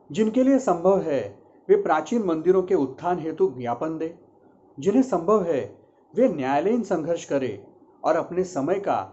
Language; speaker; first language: Hindi; non-native, local second language; Marathi